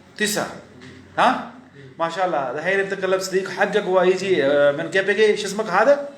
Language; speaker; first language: Arabic; non-native, learner; Urdu